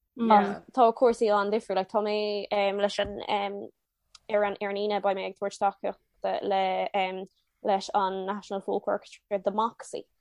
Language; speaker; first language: Irish; non-native, local second language; English